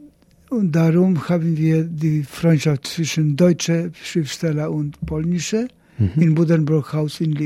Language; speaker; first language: German; non-native, learner; Polish